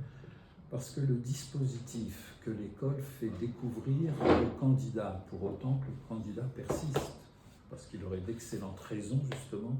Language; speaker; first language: French; native; French